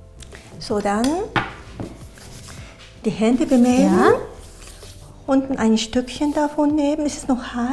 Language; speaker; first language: German; non-native, fluent; Japanese